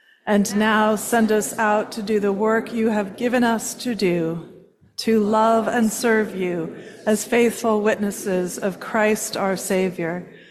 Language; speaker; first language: English; native; English